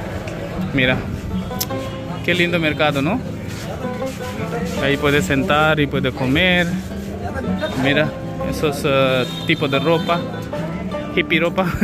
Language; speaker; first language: Spanish; non-native, learner; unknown